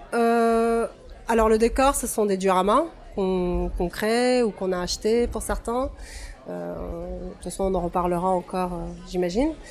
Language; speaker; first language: French; non-native, fluent; Russian